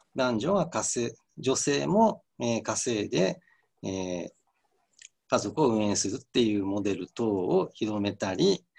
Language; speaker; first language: Japanese; native; Japanese